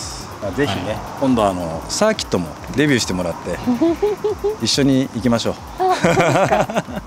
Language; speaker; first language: Japanese; native; Japanese